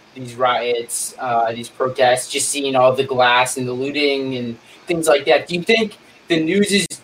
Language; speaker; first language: English; native; English